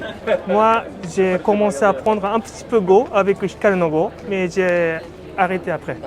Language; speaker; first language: French; non-native, fluent; Japanese